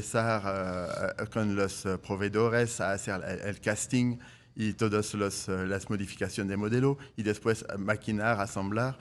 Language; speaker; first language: Spanish; non-native, fluent; French